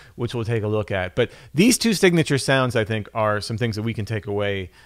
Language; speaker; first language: English; native; English